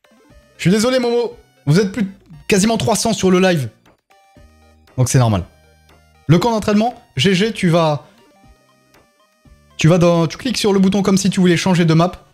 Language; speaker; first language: French; native; French